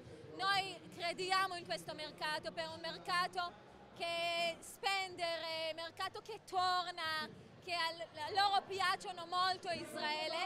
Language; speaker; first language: Italian; non-native, fluent; Hebrew